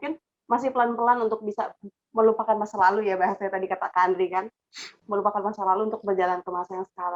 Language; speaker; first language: Indonesian; native; Indonesian